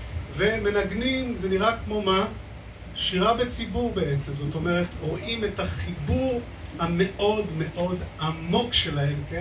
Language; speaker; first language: Hebrew; native; Hebrew